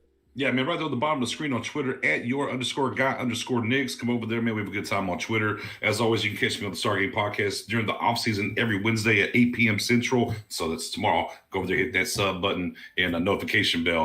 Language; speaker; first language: English; native; English